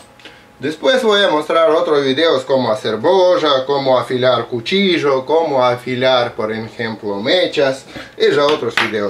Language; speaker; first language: Spanish; non-native, learner; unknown